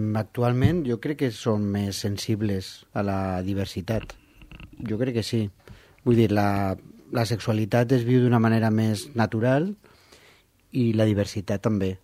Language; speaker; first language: Catalan; non-native, local second language; Spanish